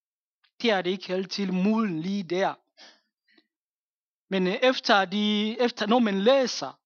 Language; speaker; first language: Danish; non-native, fluent; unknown